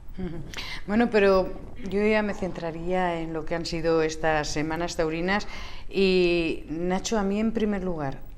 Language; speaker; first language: Spanish; native; Spanish